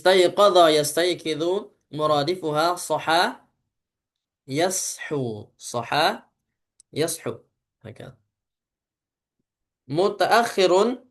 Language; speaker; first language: Arabic; non-native, fluent; Indonesian